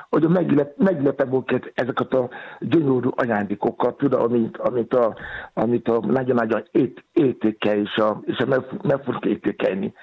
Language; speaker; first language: Hungarian; non-native, learner; Yoruba